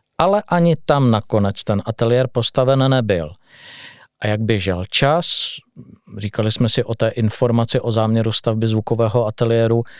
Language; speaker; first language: Czech; native; Czech